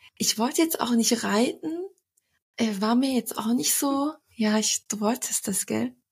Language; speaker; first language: German; early bilingual, other home language; Turkish